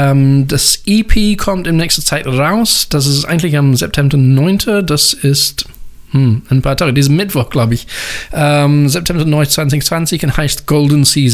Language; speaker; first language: German; non-native, learner; English